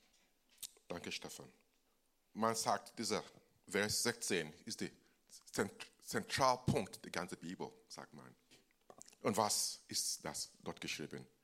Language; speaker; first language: German; non-native, fluent; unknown